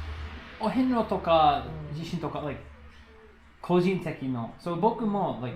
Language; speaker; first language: Japanese; non-native, learner; English